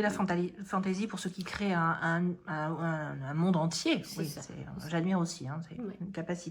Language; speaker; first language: French; native; French